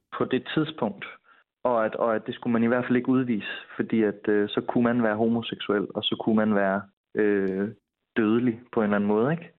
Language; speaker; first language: Danish; native; Danish